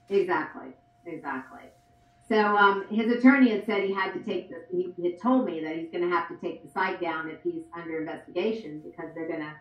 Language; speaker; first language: English; native; English